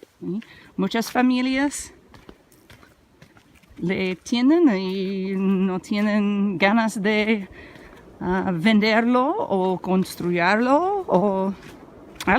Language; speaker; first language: Spanish; non-native, learner; English